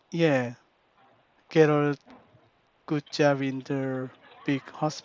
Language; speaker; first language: English; non-native, learner; Korean